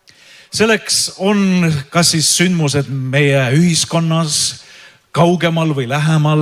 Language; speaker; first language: Estonian; native; Estonian